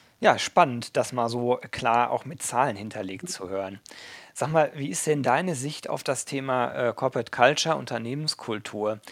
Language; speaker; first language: German; native; German